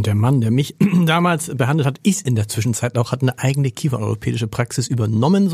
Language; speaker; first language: German; native; German